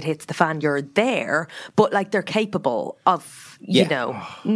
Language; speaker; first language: English; native; English